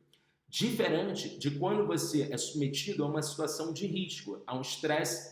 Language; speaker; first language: Portuguese; native; Portuguese